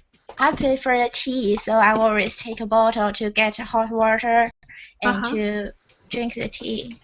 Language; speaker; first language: English; non-native, learner; Chinese